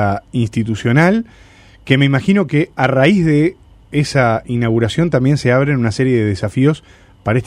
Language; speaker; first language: Spanish; native; Spanish